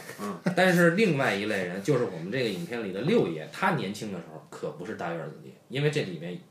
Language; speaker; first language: Chinese; native; Chinese